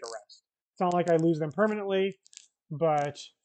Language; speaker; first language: English; native; English